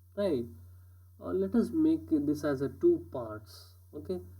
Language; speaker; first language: English; non-native, local second language; Kannada